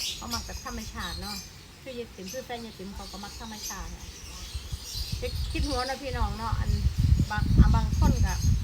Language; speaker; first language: Thai; non-native, local second language; Northeastern Thai